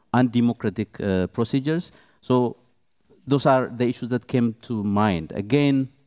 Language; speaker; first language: English; non-native, fluent; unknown